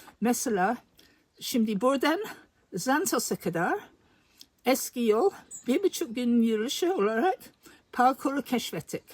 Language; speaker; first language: Turkish; non-native, learner; English